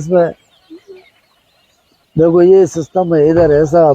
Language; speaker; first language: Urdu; non-native, local second language; Shina